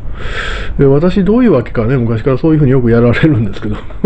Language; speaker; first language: Japanese; native; Japanese